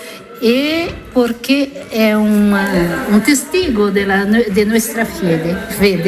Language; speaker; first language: Spanish; non-native, fluent; Italian